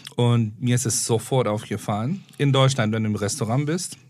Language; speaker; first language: German; non-native, fluent; Turkish